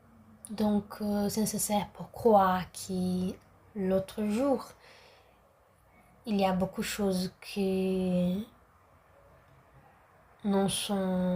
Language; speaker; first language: French; non-native, learner; Portuguese